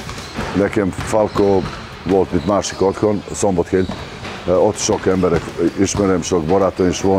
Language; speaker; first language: Hungarian; non-native, learner; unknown